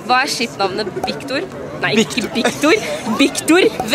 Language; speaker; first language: Norwegian; native; Norwegian